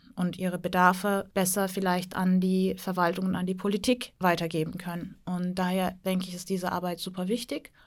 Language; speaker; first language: German; early bilingual, other home language; Turkish